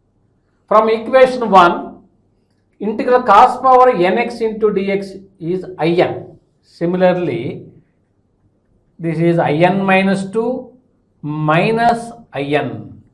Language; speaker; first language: English; non-native, local second language; Telugu